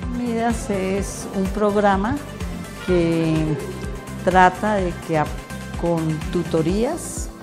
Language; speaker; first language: Spanish; non-native, fluent; French